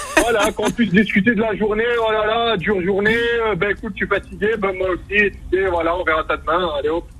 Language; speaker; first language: French; non-native, local second language; Kabyle